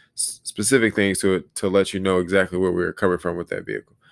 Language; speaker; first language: English; native; English